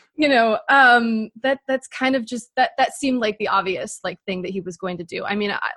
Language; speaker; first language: English; native; English